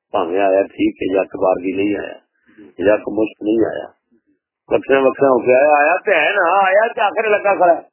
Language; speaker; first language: Urdu; non-native, local second language; Punjabi